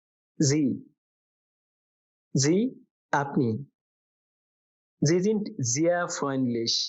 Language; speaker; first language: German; non-native, fluent; Bangla